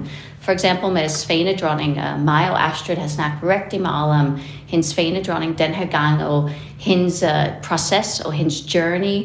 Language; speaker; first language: Danish; non-native, fluent; English